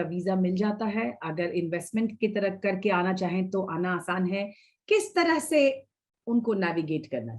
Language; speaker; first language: Hindi; native; Hindi